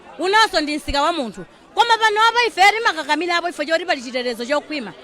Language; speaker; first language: Nyanja; native; Nyanja